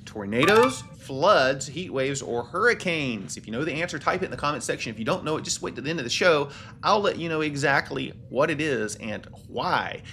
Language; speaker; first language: English; native; English